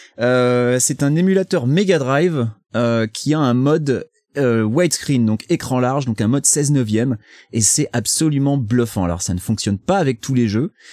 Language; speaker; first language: French; native; French